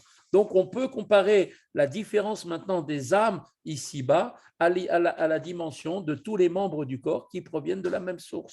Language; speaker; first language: French; native; French